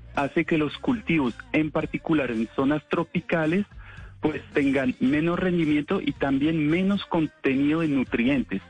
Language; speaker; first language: Spanish; non-native, fluent; French